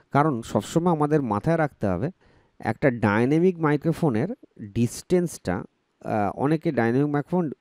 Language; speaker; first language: Bangla; native; Bangla